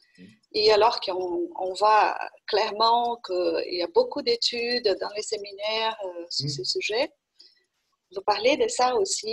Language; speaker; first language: French; non-native, fluent; Portuguese